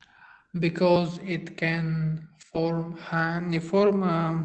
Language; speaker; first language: English; non-native, learner; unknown